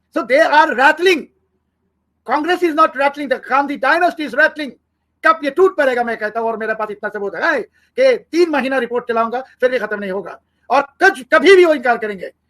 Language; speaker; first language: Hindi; non-native, fluent; Bangla